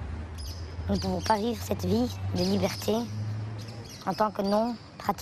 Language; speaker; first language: French; early bilingual, other home language; Arabic